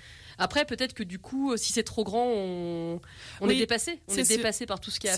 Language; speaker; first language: French; native; French